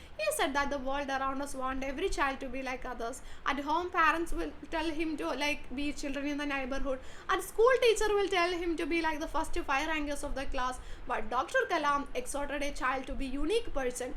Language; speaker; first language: English; non-native, local second language; Malayalam